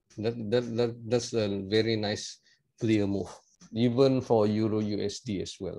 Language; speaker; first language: English; non-native, local second language; Malay